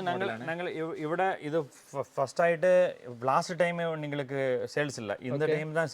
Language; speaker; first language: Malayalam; non-native, local second language; Tamil